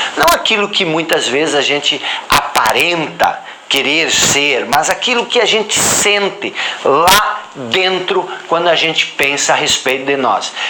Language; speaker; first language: Portuguese; non-native, local second language; German